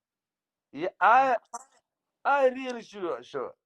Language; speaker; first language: English; non-native, local second language; Somali